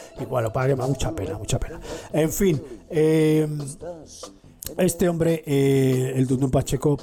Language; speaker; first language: Spanish; native; Spanish